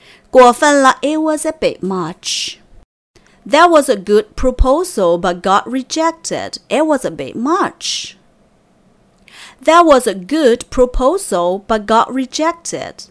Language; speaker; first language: English; non-native, fluent; Chinese